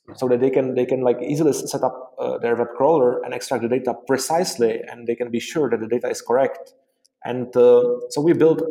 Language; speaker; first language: English; non-native, fluent; Czech